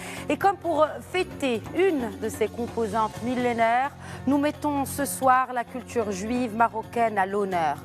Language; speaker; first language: French; non-native, local second language; Arabic